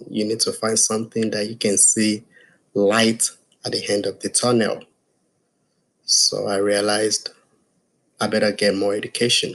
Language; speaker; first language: English; non-native, local second language; Yoruba